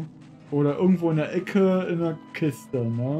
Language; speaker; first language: German; native; German